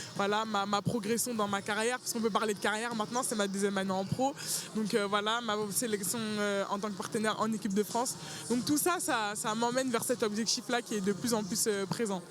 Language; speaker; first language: French; early bilingual, other home language; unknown